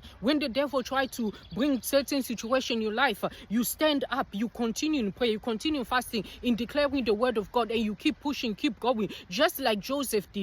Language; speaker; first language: English; non-native, fluent; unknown